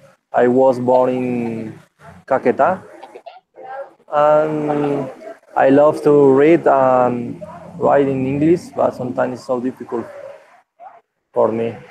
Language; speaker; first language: English; non-native, learner; Spanish